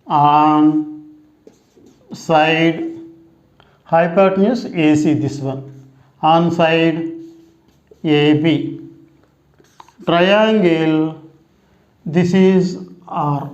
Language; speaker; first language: English; non-native, local second language; Telugu